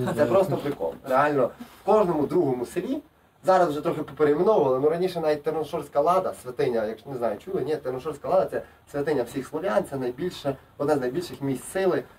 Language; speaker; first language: Ukrainian; native; Ukrainian